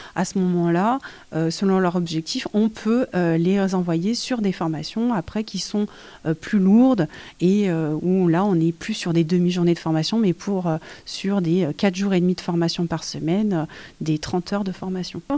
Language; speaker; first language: French; native; French